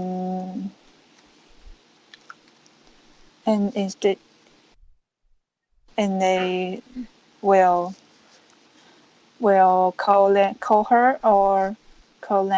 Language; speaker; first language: English; non-native, learner; Chinese